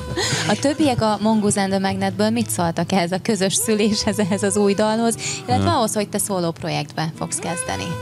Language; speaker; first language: Hungarian; native; Hungarian